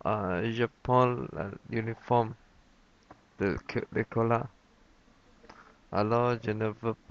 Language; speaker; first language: French; non-native, learner; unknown